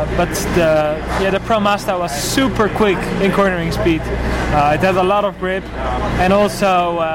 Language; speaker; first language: English; non-native, fluent; Dutch